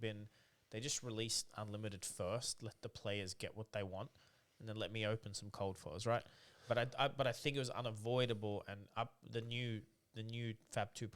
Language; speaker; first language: English; native; English